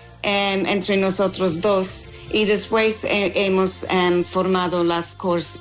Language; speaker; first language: Spanish; non-native, fluent; English